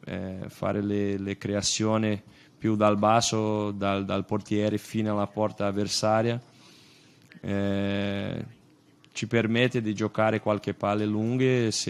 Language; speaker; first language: Italian; non-native, fluent; Portuguese